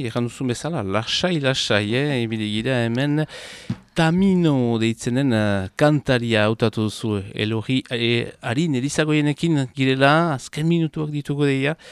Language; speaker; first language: Basque; native; Basque